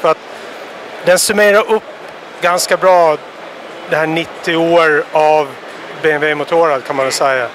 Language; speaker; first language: Swedish; native; Swedish